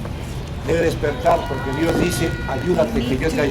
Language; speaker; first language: Spanish; native; Spanish